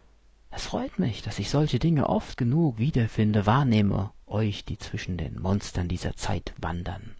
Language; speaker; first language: German; native; German